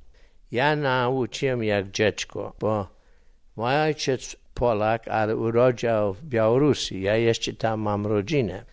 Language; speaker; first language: Polish; early bilingual, heritage; English